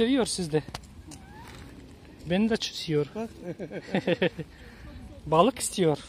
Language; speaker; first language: Turkish; non-native, learner; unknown